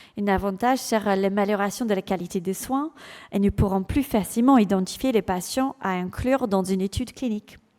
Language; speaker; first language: French; non-native, fluent; English